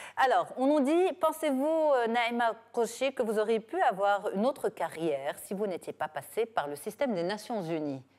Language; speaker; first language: French; non-native, local second language; Arabic